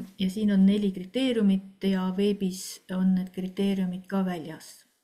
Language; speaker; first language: Estonian; native; Estonian